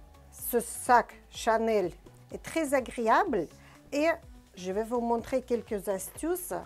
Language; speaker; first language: French; non-native, fluent; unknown